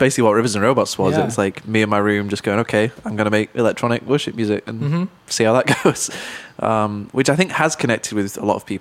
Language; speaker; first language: English; native; English